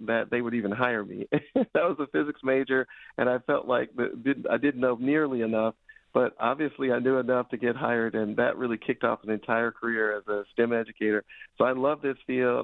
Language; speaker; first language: English; native; English